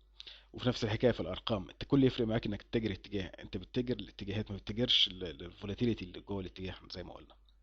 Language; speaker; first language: Arabic; native; Arabic